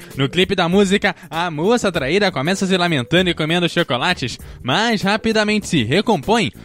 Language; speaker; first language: Portuguese; native; Portuguese